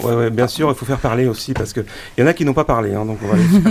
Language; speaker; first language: French; native; French